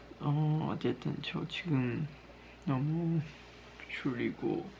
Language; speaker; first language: Korean; non-native, learner; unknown